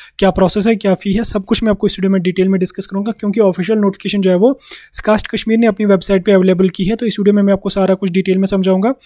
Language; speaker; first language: Hindi; non-native, local second language; Kashmiri